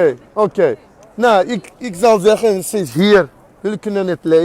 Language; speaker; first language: Dutch; non-native, learner; Azerbaijani